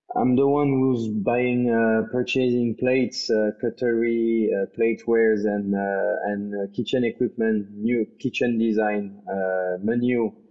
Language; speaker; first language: English; non-native, fluent; French